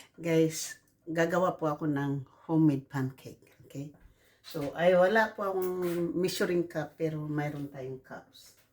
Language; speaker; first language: Filipino; non-native, local second language; Cebuano